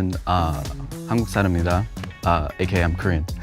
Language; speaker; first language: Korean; early bilingual, heritage; Korean